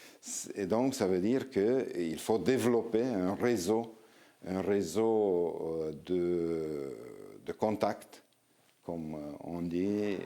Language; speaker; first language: French; non-native, fluent; Romanian